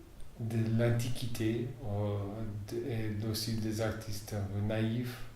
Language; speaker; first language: French; non-native, fluent; English